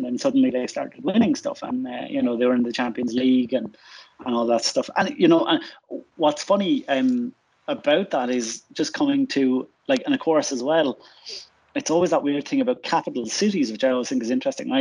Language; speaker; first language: English; native; English